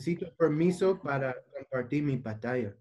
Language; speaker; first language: Spanish; non-native, learner; English